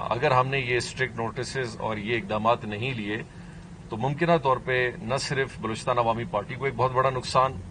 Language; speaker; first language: Urdu; non-native, local second language; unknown